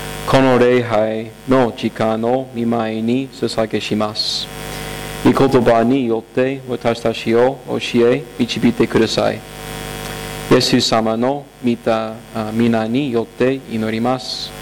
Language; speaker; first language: Japanese; non-native, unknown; English